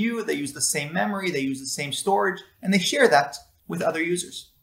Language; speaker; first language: English; non-native, fluent; Hebrew